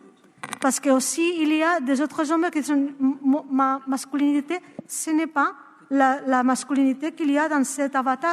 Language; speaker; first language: French; non-native, learner; Spanish